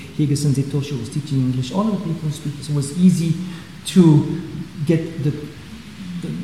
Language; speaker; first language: English; non-native, fluent; Swiss German